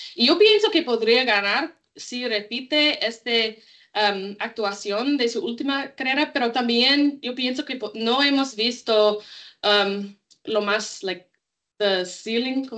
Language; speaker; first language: Spanish; non-native, learner; English